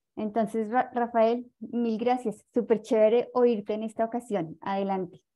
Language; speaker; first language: Spanish; native; Spanish